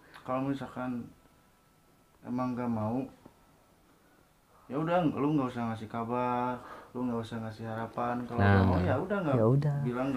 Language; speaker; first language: Indonesian; non-native, local second language; Sundanese